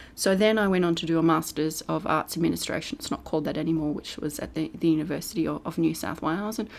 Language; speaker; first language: English; native; English